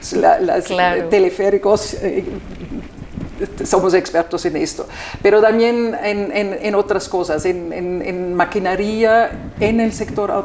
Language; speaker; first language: Spanish; non-native, fluent; German